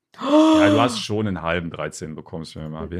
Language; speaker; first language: German; native; German